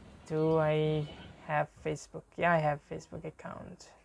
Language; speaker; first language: English; non-native, fluent; Bangla